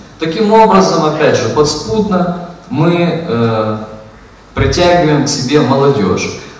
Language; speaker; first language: Russian; non-native, local second language; Ukrainian